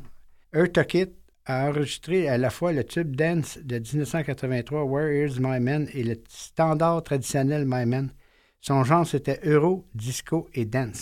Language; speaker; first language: French; native; French